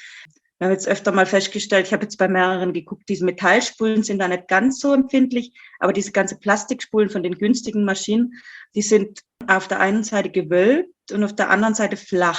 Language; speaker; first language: German; native; German